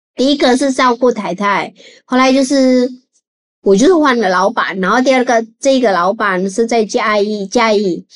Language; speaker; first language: Chinese; non-native, fluent; Javanese